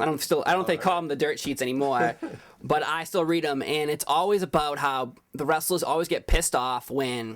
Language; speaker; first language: English; native; English